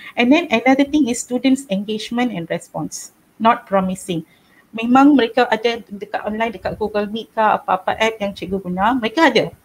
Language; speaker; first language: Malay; non-native, local second language; Tamil